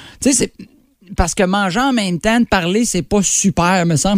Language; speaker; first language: French; native; French